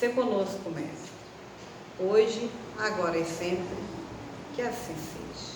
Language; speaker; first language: Portuguese; native; Portuguese